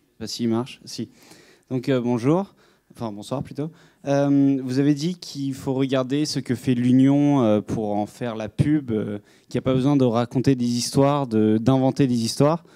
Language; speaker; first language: French; native; French